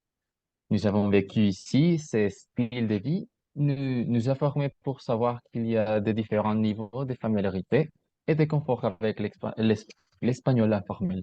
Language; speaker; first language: French; non-native, learner; Spanish